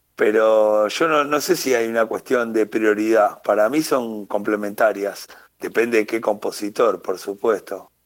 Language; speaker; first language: Spanish; native; Spanish